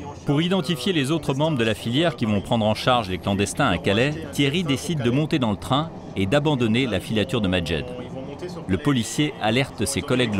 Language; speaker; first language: French; native; French